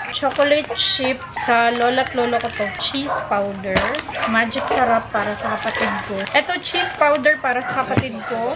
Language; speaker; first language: Filipino; non-native, local second language; Cebuano